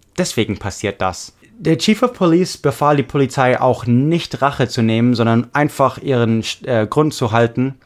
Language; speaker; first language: German; non-native, fluent; English